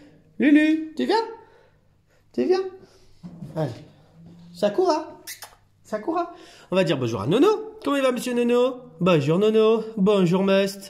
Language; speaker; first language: French; native; French